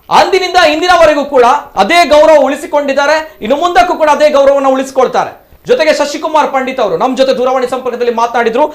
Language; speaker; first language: Kannada; non-native, local second language; Tulu